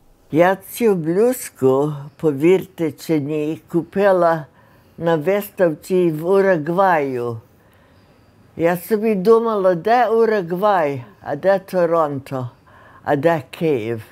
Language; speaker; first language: Ukrainian; early bilingual, heritage; Ukrainian